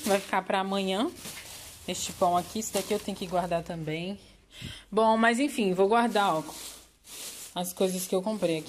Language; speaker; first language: Portuguese; native; Portuguese